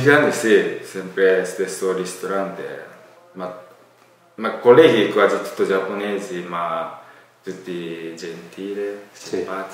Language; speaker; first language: Italian; non-native, learner; Japanese